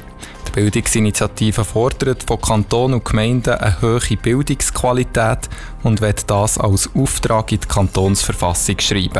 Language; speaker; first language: German; native; German